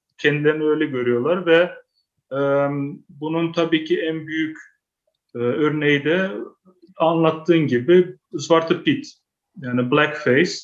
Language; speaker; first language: Turkish; early bilingual, heritage; Turkish